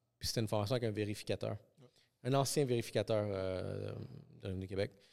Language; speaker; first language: French; early bilingual, other home language; Spanish